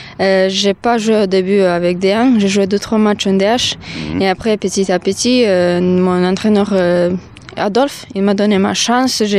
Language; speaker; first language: French; non-native, learner; Serbian